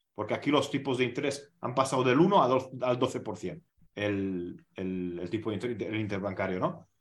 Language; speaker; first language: Spanish; non-native, fluent; Hungarian